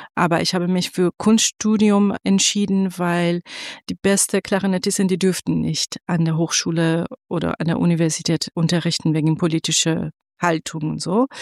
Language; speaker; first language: German; non-native, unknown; Persian